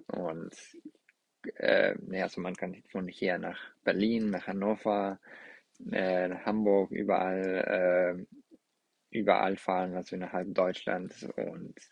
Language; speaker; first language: German; non-native, fluent; Spanish